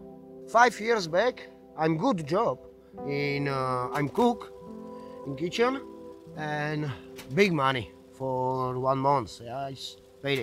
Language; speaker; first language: English; non-native, learner; Slovak